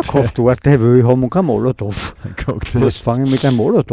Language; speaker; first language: German; native; German